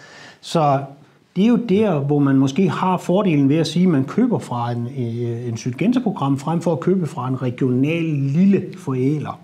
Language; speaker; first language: Danish; native; Danish